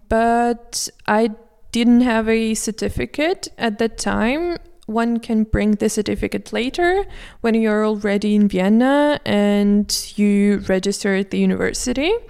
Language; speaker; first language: English; non-native, fluent; Russian